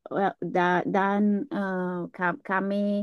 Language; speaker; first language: Indonesian; non-native, learner; English